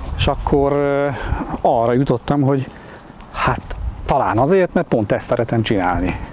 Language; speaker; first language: Hungarian; native; Hungarian